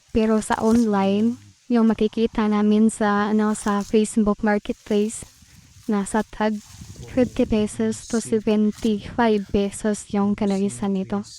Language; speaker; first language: Filipino; non-native, local second language; Cebuano